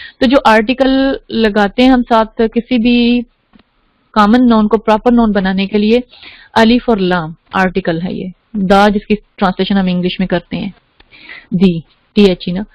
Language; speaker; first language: Urdu; native; Urdu